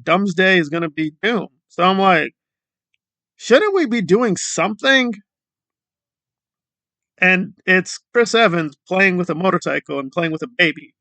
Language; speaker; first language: English; native; English